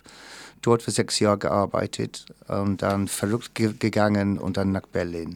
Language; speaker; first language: German; non-native, fluent; English